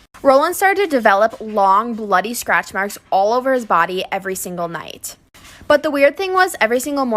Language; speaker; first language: English; native; English